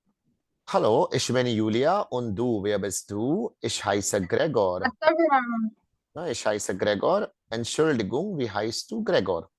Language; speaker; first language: German; non-native, fluent; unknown